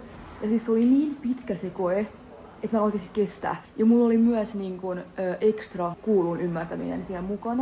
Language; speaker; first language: Finnish; native; Finnish